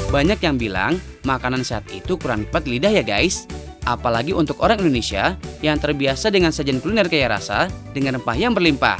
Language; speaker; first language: Indonesian; native; Indonesian